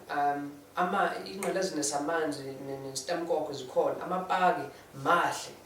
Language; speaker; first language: Zulu; non-native, local second language; English